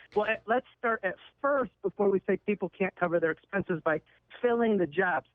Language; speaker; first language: English; native; English